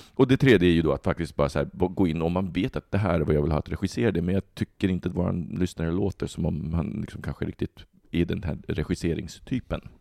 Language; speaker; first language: Swedish; native; Swedish